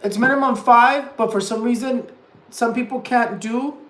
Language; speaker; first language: English; early bilingual, other home language; Spanish